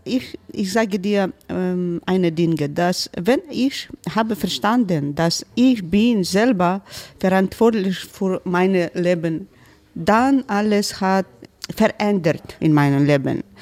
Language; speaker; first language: German; non-native, learner; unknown